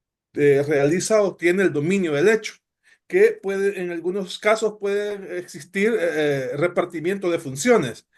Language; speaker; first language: Spanish; native; Spanish